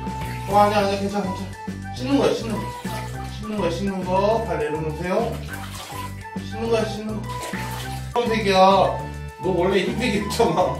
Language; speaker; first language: Korean; native; Korean